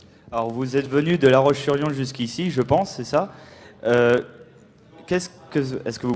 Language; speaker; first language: French; native; French